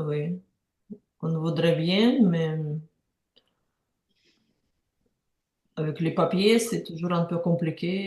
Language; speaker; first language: French; non-native, learner; Ukrainian